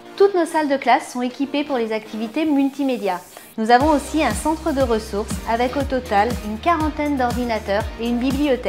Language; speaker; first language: French; native; French